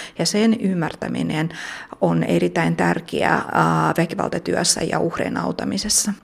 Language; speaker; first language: Finnish; non-native, fluent; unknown